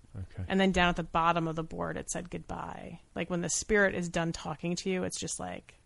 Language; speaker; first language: English; native; English